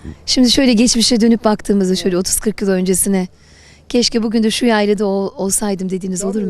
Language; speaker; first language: Turkish; native; Turkish